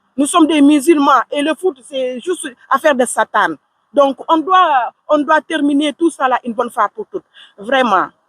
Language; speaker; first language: French; non-native, local second language; Wolof